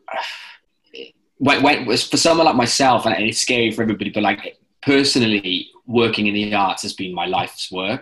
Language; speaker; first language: English; native; English